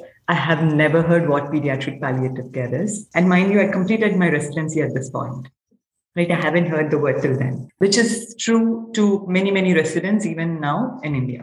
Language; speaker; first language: English; non-native, local second language; Telugu